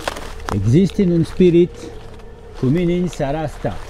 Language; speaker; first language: Romanian; non-native, learner; French